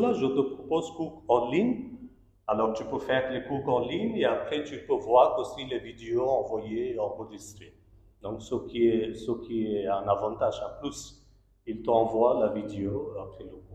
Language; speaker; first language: French; non-native, learner; Bangla